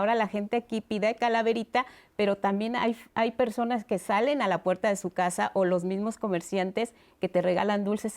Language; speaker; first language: Spanish; native; Spanish